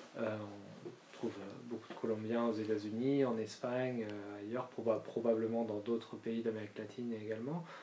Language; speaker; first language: French; native; French